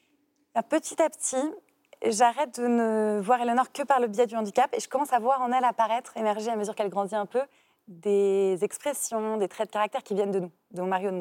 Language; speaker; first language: French; native; French